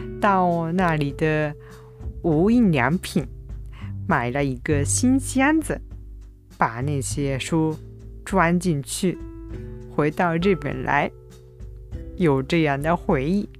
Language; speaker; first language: Chinese; non-native, fluent; Japanese